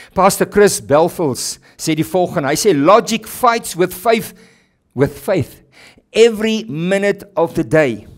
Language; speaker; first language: English; non-native, local second language; Afrikaans